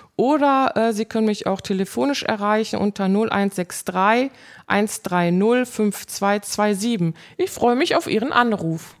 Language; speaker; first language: German; native; German